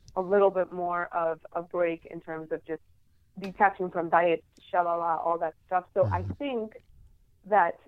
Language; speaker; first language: English; non-native, fluent; Spanish